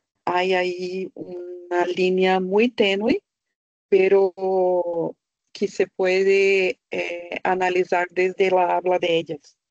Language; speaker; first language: Spanish; non-native, fluent; Portuguese